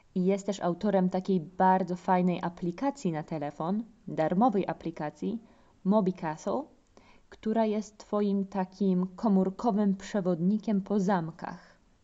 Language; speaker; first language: Polish; native; Polish